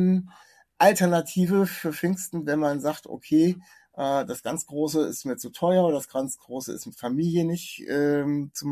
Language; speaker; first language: German; native; German